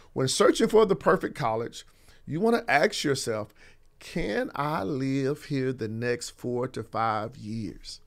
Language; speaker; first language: English; native; English